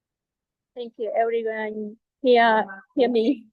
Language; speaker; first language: English; non-native, learner; Vietnamese